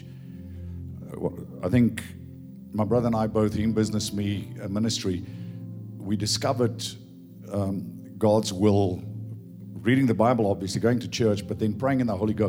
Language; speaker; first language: English; non-native, local second language; Afrikaans